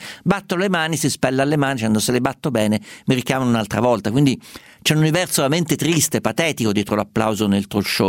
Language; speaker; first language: Italian; native; Italian